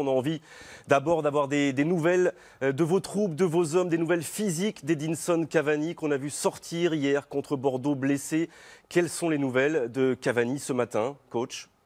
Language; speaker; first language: French; native; French